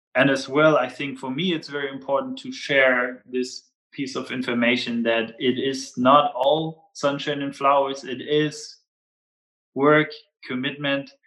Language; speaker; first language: English; non-native, fluent; German